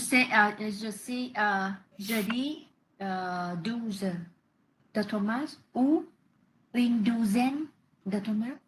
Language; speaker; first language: French; non-native, learner; Vietnamese